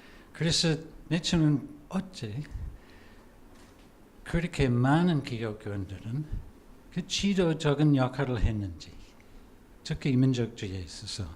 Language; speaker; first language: Korean; non-native, fluent; English